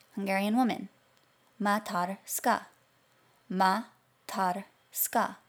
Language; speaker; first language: English; native; English